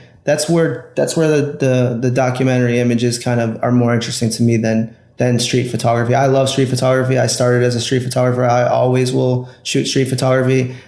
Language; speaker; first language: English; native; English